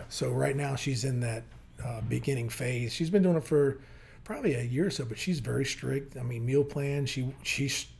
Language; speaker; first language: English; native; English